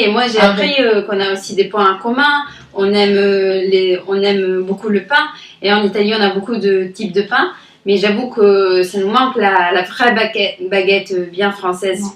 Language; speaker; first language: French; non-native, learner; Italian